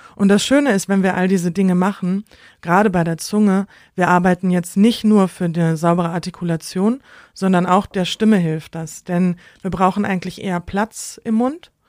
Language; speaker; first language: German; native; German